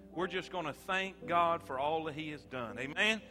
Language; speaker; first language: English; native; English